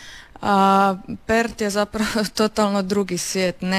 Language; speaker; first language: Serbian; native; Serbian